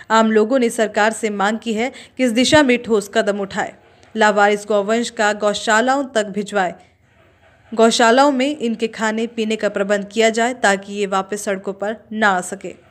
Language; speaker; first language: Hindi; native; Hindi